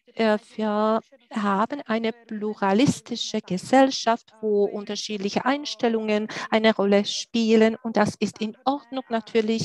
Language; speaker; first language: German; non-native, fluent; Czech